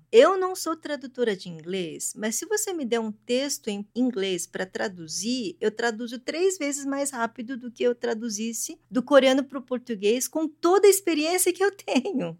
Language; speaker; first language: Portuguese; early bilingual, other home language; Korean